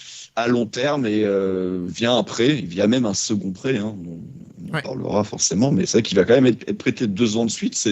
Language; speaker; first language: French; native; French